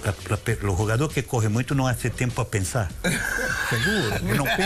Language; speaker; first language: Spanish; non-native, fluent; Portuguese